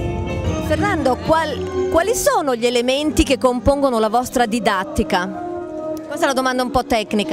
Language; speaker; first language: Italian; native; Italian